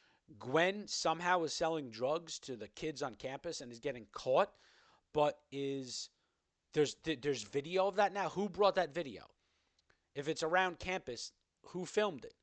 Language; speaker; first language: English; native; English